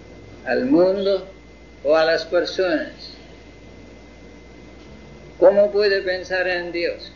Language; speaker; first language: Spanish; non-native, fluent; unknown